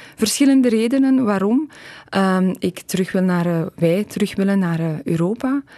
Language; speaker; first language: Dutch; early bilingual, other home language; Polish